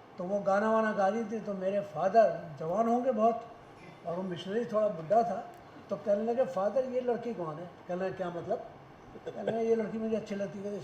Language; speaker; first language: Hindi; native; Hindi